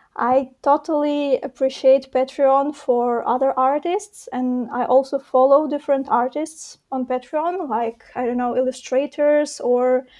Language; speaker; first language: English; non-native, fluent; Russian